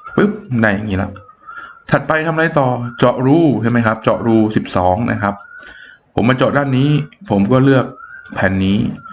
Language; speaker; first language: Thai; native; Thai